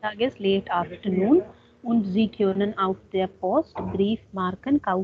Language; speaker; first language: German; non-native, fluent; Hindi